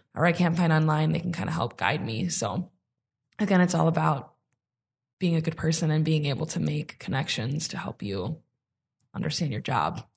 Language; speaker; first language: English; native; English